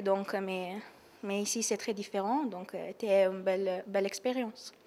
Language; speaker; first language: French; non-native, learner; Italian